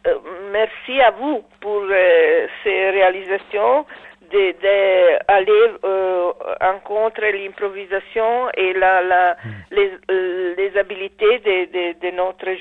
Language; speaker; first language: French; non-native, learner; Italian